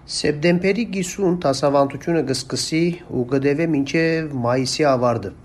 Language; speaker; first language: Armenian; native; Armenian